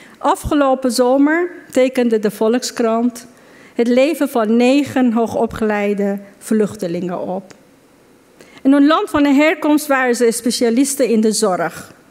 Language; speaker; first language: Dutch; non-native, fluent; Persian